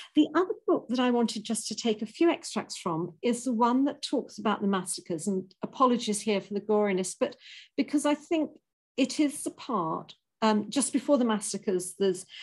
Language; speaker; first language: English; native; English